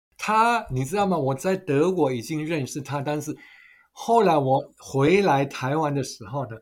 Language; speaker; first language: Chinese; non-native, fluent; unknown